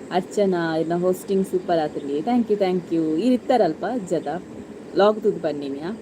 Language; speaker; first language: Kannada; non-native, local second language; Tulu